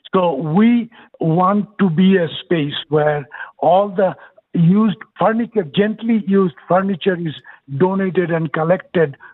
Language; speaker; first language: English; non-native, fluent; Bangla